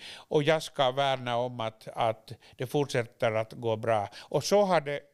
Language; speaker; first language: Swedish; non-native, local second language; Finnish